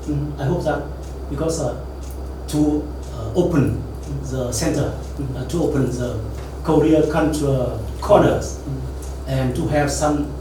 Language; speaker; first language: English; non-native, learner; Vietnamese